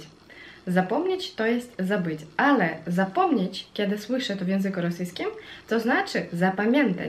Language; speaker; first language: Polish; non-native, fluent; Russian